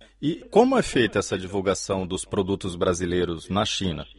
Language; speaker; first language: Portuguese; native; Portuguese